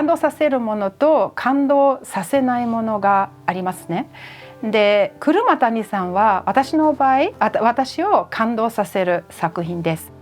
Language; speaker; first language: Japanese; non-native, fluent; German